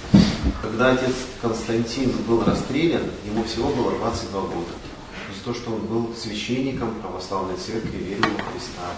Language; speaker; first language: Russian; native; Russian